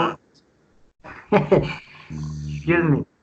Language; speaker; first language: English; non-native, learner; Spanish